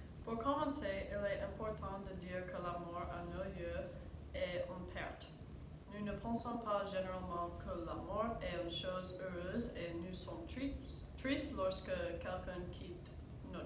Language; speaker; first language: French; non-native, learner; English